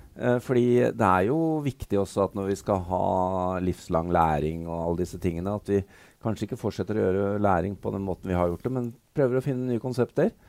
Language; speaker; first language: Norwegian; native; Norwegian